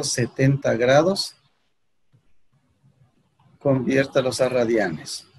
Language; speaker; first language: Spanish; native; Spanish